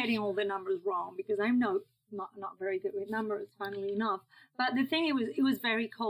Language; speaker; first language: English; non-native, fluent; Spanish